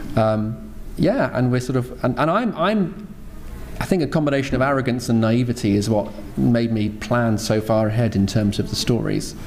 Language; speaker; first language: English; native; English